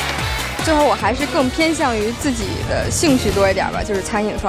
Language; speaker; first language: Chinese; native; Chinese